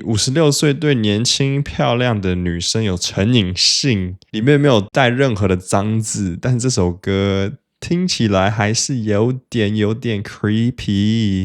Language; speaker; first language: Chinese; native; Chinese